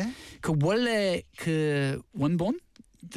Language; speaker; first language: Korean; non-native, learner; English